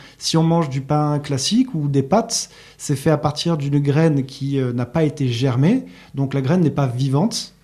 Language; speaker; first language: French; native; French